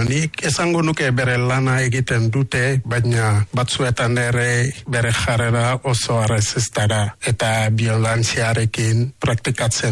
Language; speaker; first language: Basque; non-native, learner; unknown